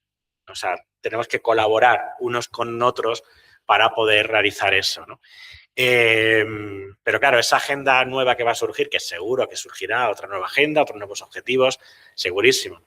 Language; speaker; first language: Spanish; native; Spanish